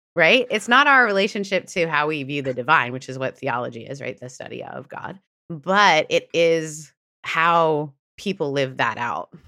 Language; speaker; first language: English; native; English